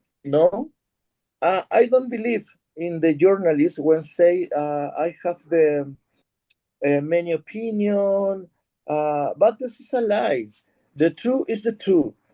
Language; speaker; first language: English; non-native, learner; Spanish